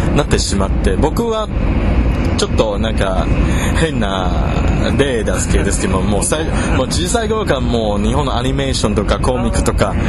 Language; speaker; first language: Japanese; non-native, fluent; Chinese